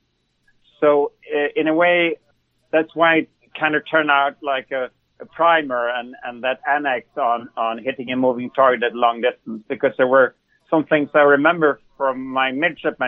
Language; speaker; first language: English; non-native, fluent; Swedish